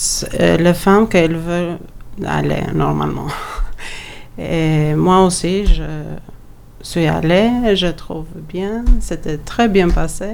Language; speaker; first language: French; non-native, learner; Albanian